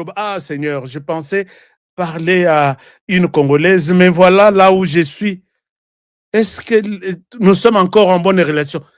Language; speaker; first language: French; non-native, local second language; Lingala